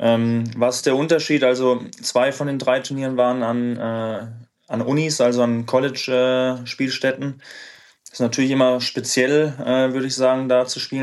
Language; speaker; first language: German; native; German